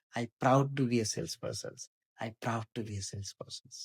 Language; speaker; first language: English; non-native, local second language; Assamese